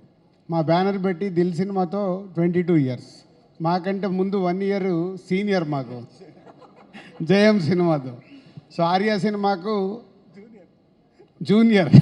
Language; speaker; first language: Telugu; native; Telugu